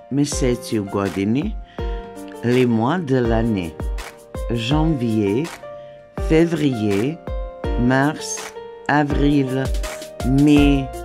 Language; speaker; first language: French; non-native, fluent; Serbian